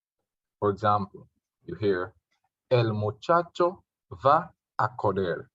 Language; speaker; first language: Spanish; non-native, fluent; English